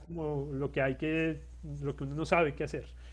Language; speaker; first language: Spanish; native; Spanish